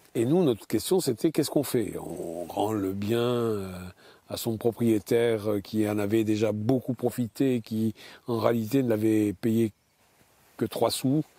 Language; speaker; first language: French; native; French